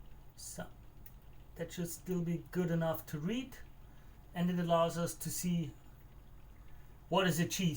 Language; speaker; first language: English; non-native, fluent; German